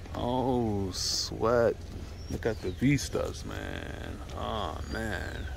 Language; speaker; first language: English; native; English